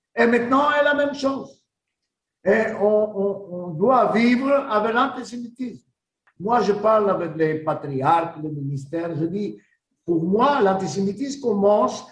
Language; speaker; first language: French; non-native, learner; Greek